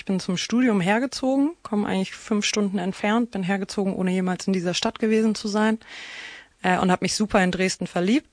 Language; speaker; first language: German; native; German